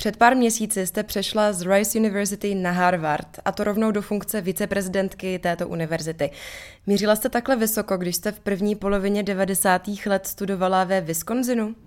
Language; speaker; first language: Czech; native; Czech